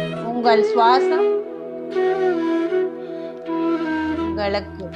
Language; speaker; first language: Tamil; native; Tamil